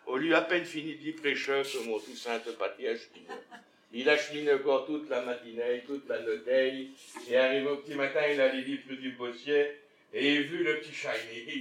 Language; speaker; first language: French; native; French